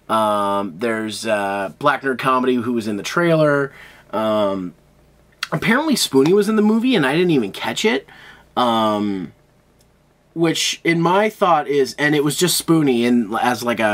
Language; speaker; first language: English; native; English